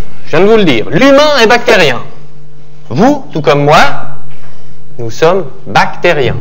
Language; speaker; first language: French; native; French